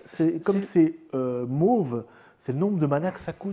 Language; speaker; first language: French; native; French